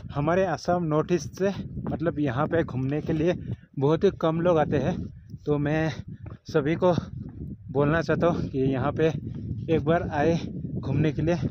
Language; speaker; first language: Hindi; non-native, local second language; Assamese